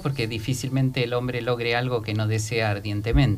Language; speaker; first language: Spanish; native; Spanish